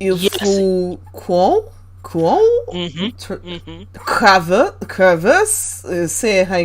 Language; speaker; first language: French; non-native, learner; English